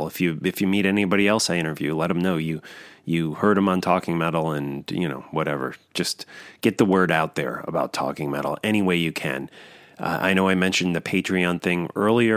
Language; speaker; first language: English; native; English